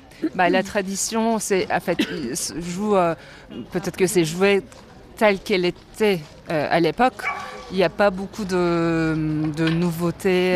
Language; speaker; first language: French; non-native, fluent; Turkish